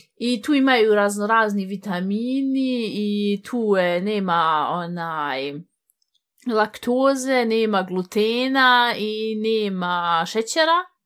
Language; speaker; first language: Bosnian; native; Bosnian